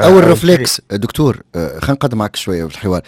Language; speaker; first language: Arabic; native; Arabic